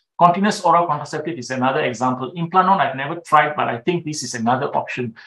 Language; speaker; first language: English; non-native, local second language; Tamil